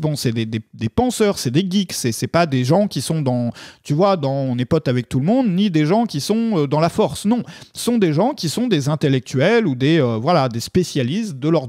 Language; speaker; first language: French; native; French